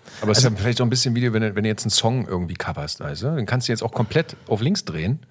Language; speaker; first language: German; native; German